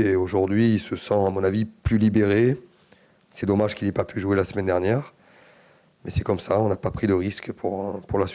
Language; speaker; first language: French; native; French